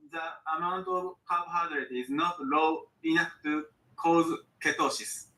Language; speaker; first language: English; non-native, learner; Japanese